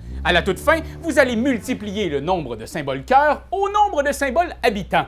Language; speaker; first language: French; native; French